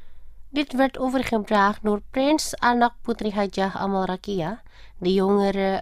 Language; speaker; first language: Dutch; non-native, fluent; Indonesian